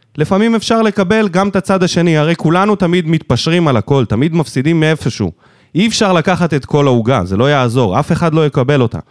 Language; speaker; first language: Hebrew; native; Hebrew